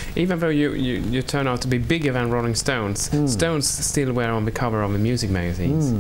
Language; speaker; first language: English; non-native, fluent; Swedish